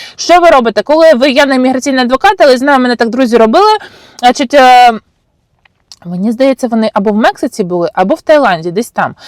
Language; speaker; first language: Ukrainian; non-native, local second language; Russian